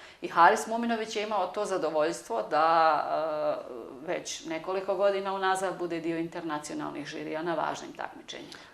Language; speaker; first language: Bosnian; native; Bosnian